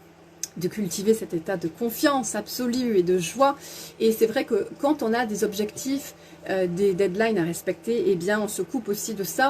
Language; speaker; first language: French; native; French